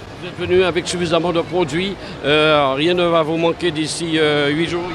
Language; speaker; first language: French; native; French